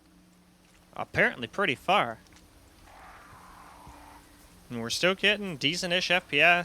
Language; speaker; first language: English; native; English